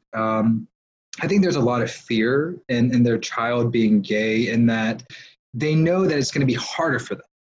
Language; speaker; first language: English; native; English